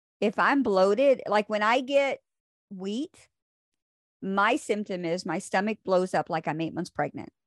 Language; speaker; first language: English; native; English